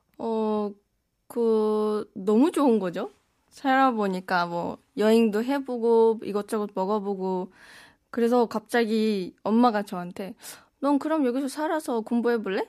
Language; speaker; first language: Korean; non-native, fluent; Russian